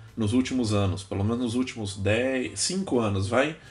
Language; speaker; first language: Portuguese; native; Portuguese